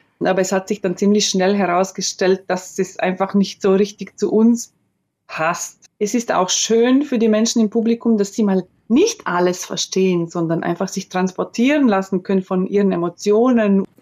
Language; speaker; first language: German; non-native, local second language; Ladin